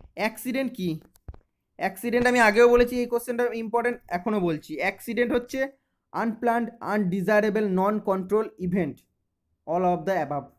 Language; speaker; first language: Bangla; native; Bangla